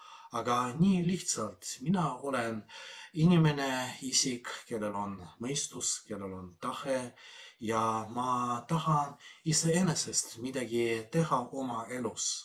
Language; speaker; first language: Estonian; non-native, fluent; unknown